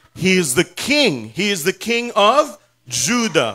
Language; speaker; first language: English; non-native, local second language; Filipino